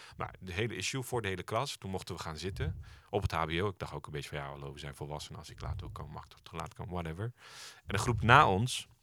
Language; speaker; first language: Dutch; early bilingual, other home language; Turkish